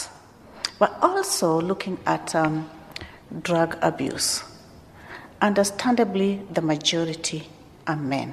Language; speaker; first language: English; non-native, local second language; Luo (Kenya and Tanzania)